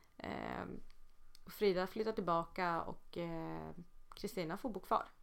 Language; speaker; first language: Swedish; native; Swedish